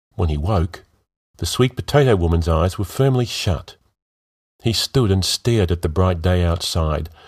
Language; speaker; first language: English; native; English